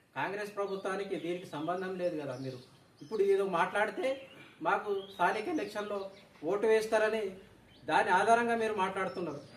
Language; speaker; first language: Telugu; non-native, local second language; Gondi